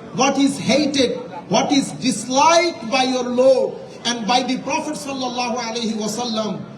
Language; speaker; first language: English; non-native, local second language; Bangla